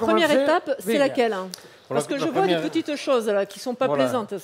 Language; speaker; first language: French; native; French